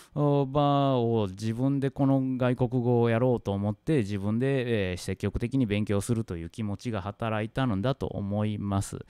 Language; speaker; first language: Japanese; native; Japanese